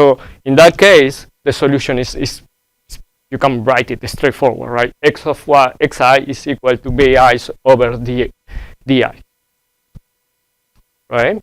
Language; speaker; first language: English; non-native, fluent; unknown